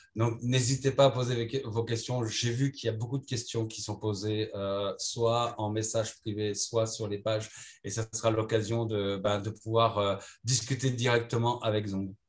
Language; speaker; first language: French; native; French